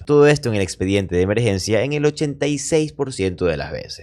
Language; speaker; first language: Spanish; native; Spanish